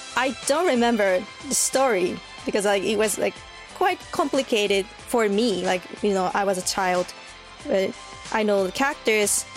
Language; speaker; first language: English; non-native, fluent; Japanese